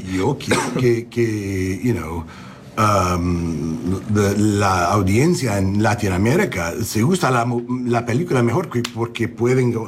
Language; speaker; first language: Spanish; early bilingual, heritage; English